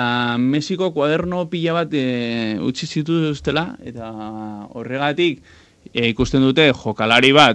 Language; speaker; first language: Basque; non-native, local second language; Spanish